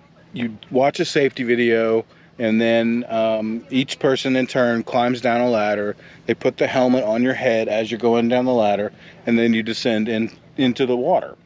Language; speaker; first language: English; native; English